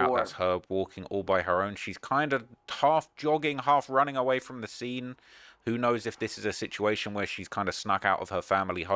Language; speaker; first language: English; native; English